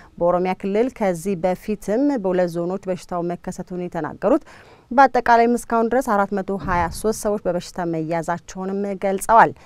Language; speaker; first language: Amharic; non-native, local second language; Oromo